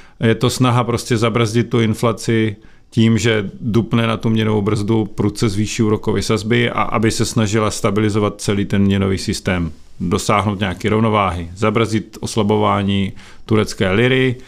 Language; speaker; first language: Czech; native; Czech